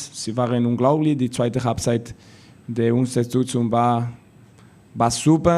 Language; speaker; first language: German; non-native, learner; Spanish